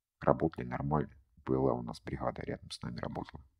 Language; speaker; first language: Russian; native; Russian